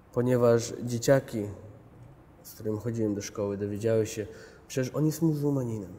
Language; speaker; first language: Polish; early bilingual, other home language; Chechen